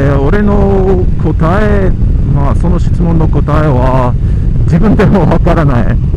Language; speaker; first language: Japanese; non-native, learner; English